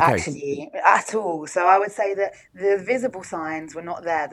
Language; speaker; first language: English; native; English